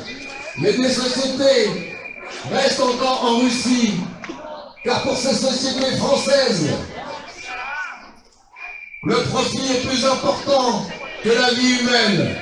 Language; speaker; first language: French; non-native, fluent; Ukrainian